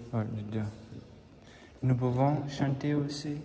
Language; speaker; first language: French; non-native, learner; English